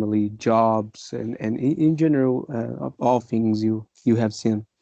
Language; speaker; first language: English; non-native, fluent; Portuguese